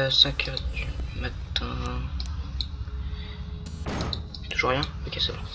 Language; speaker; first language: French; native; French